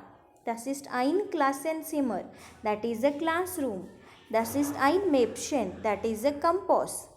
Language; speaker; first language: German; non-native, fluent; Marathi